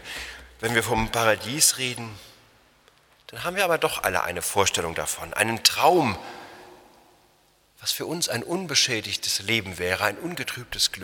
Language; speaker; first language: German; native; German